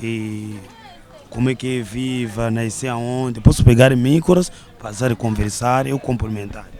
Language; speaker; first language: Portuguese; non-native, learner; Kinyarwanda